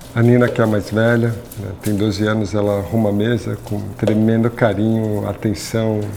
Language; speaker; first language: Portuguese; native; Portuguese